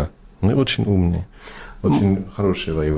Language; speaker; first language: Russian; non-native, fluent; English